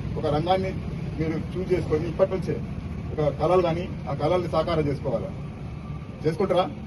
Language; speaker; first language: Telugu; native; Telugu